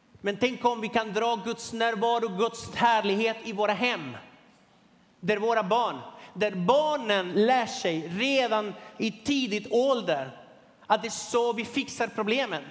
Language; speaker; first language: Swedish; non-native, fluent; Spanish